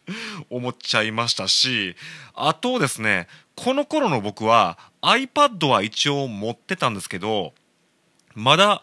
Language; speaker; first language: Japanese; native; Japanese